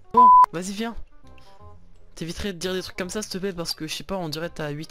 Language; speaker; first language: French; native; French